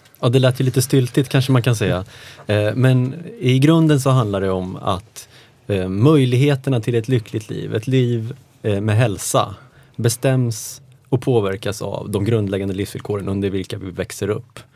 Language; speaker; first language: Swedish; native; Swedish